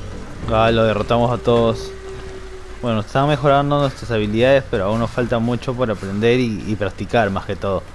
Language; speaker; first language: Spanish; native; Spanish